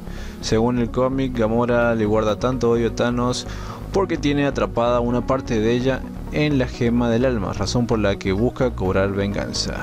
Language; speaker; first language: Spanish; native; Spanish